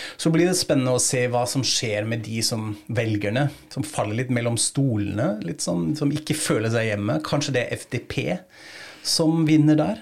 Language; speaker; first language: Norwegian; non-native, fluent; German